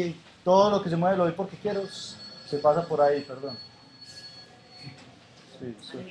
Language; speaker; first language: Spanish; native; Spanish